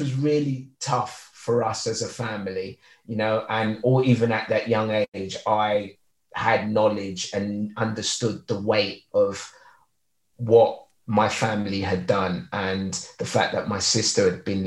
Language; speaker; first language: English; native; English